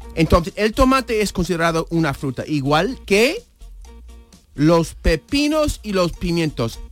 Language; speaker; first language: Spanish; non-native, fluent; English